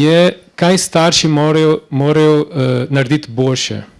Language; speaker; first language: Slovenian; non-native, learner; Portuguese